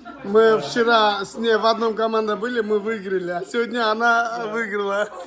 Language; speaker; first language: Russian; non-native, local second language; Kyrgyz